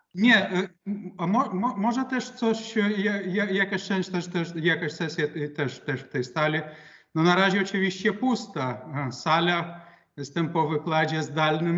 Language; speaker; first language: Polish; non-native, fluent; Lithuanian